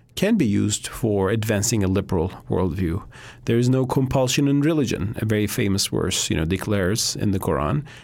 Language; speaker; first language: English; non-native, fluent; Turkish